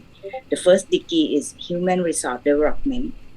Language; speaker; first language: English; non-native, learner; Thai